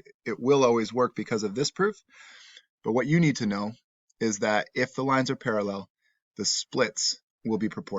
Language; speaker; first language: English; native; English